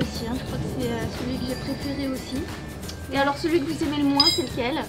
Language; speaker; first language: French; native; French